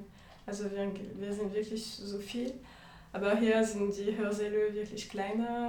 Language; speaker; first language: German; non-native, fluent; French